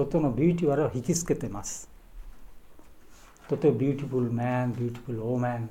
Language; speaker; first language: Japanese; non-native, learner; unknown